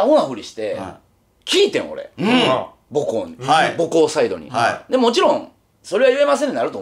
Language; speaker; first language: Japanese; native; Japanese